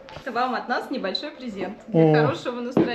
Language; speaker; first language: Russian; native; Russian